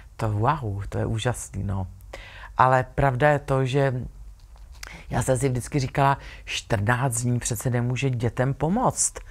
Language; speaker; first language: Czech; native; Czech